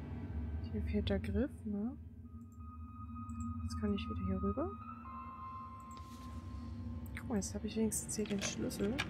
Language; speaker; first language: German; native; German